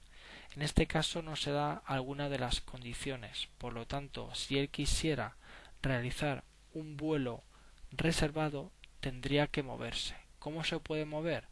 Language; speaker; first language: Spanish; native; Spanish